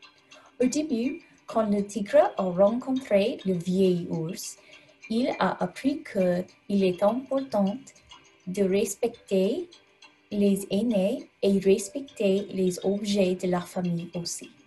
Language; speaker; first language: French; non-native, learner; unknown